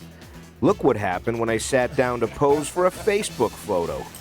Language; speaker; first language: English; native; English